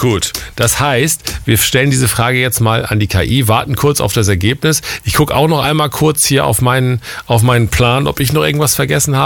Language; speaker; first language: German; native; German